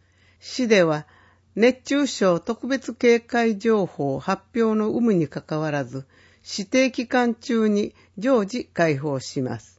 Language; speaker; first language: Japanese; native; Japanese